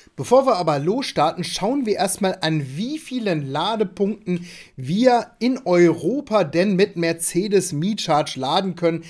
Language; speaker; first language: German; native; German